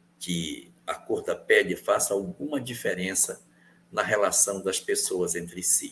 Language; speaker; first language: Portuguese; native; Portuguese